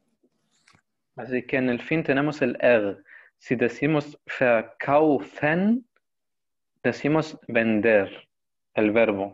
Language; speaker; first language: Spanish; non-native, learner; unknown